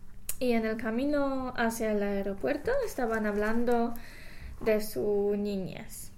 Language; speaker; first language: Spanish; non-native, fluent; English